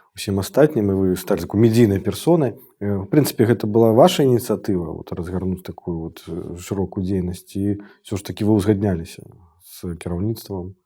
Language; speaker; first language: Belarusian; non-native, local second language; Russian